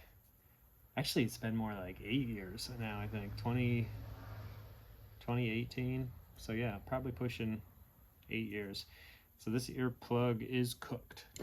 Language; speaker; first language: English; native; English